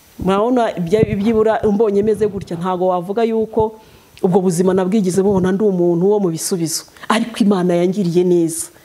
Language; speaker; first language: Kinyarwanda; native; Kinyarwanda